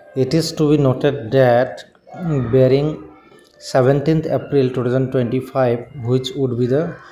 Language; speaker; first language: English; non-native, local second language; Assamese